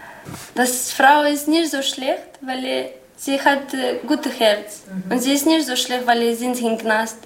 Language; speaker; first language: German; non-native, learner; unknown